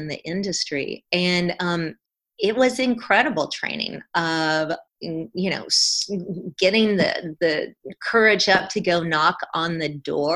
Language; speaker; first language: English; native; English